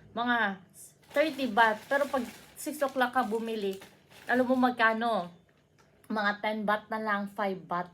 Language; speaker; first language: Filipino; non-native, local second language; Cebuano